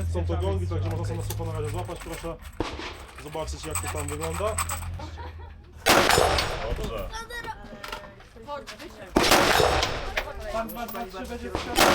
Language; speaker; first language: Polish; native; Polish